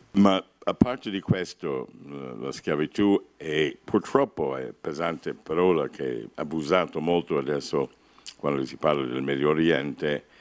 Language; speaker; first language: Italian; non-native, fluent; English